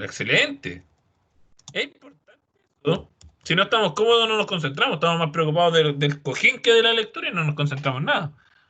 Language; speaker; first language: Spanish; native; Spanish